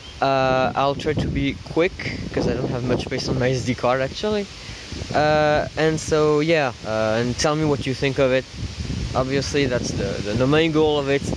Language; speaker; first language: English; non-native, fluent; French